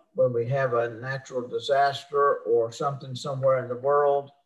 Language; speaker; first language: English; native; English